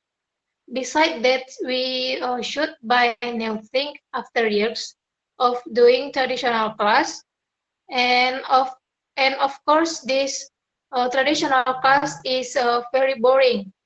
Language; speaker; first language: English; non-native, learner; Indonesian